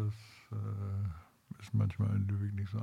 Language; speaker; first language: German; native; German